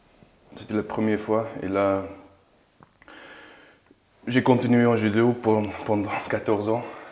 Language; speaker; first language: French; non-native, learner; Dutch